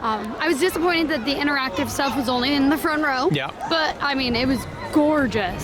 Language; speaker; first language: English; native; English